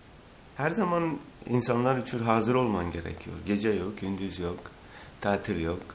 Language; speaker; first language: Turkish; non-native, learner; Azerbaijani